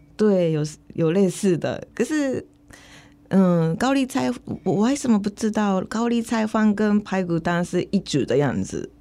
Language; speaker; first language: Chinese; non-native, fluent; Japanese